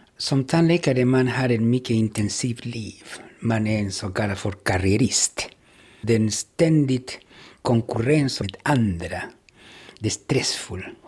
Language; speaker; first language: Swedish; non-native, fluent; Spanish